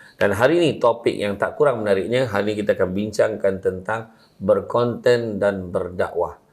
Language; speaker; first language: Malay; native; Malay